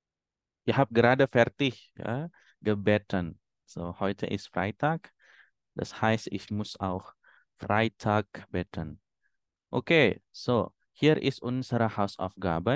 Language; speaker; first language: German; non-native, fluent; Indonesian